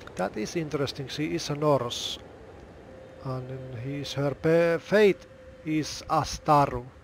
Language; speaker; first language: English; non-native, fluent; Finnish